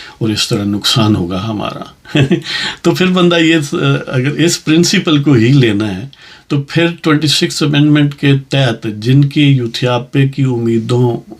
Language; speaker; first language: Urdu; non-native, local second language; Punjabi